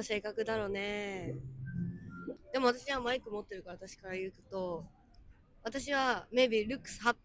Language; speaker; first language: Japanese; native; Japanese